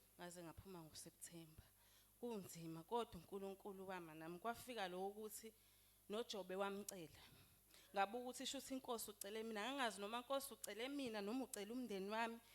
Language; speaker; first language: Zulu; native; Zulu